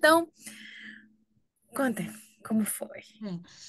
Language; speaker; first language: Portuguese; non-native, learner; Spanish